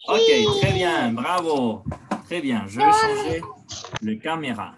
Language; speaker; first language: French; non-native, fluent; Spanish